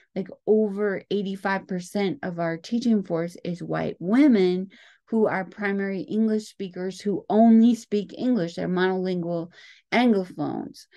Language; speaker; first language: English; native; English